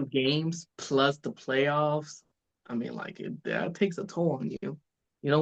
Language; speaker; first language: English; native; English